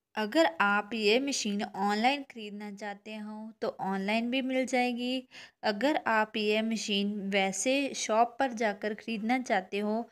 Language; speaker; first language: Hindi; non-native, local second language; Punjabi